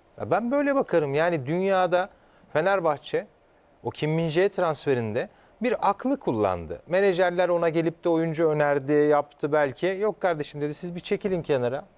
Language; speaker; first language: Turkish; native; Turkish